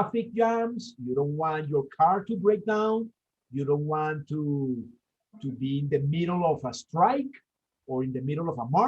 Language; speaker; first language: English; non-native, fluent; Spanish